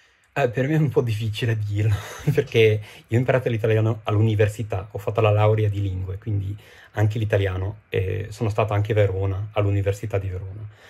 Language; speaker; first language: Italian; non-native, fluent; English